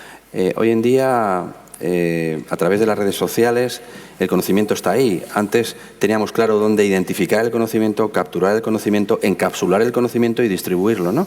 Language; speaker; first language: Spanish; native; Spanish